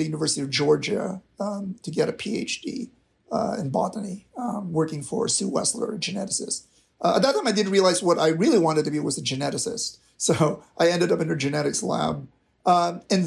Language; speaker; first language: English; non-native, local second language; Filipino